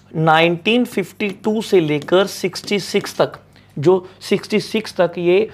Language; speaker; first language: Hindi; non-native, local second language; Punjabi